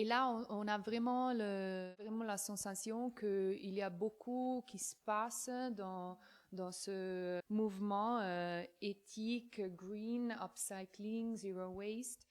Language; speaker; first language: French; non-native, fluent; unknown